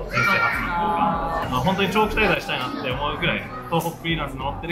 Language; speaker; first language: Japanese; native; Japanese